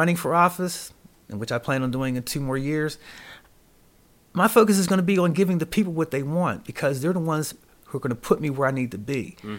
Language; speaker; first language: English; native; English